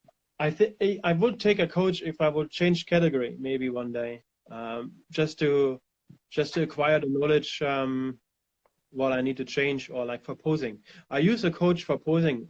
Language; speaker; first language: English; non-native, fluent; German